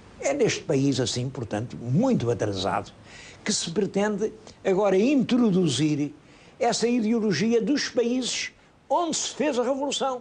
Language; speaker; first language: Portuguese; native; Portuguese